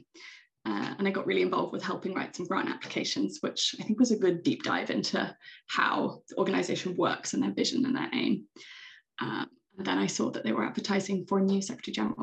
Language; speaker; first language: English; native; English